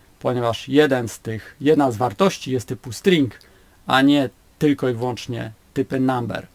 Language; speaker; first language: Polish; native; Polish